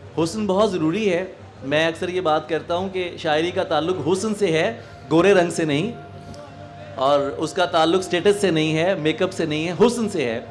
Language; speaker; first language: Urdu; non-native, local second language; Punjabi